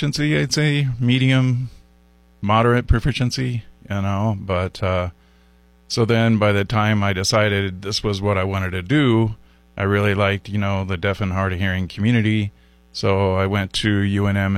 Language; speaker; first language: English; native; English